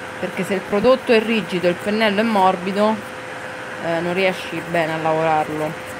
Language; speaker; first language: Italian; native; Italian